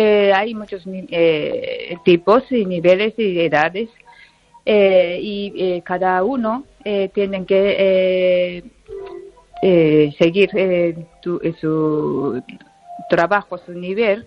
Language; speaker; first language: Spanish; non-native, learner; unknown